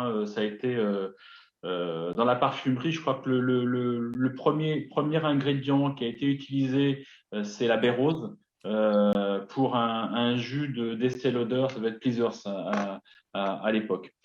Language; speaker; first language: French; native; French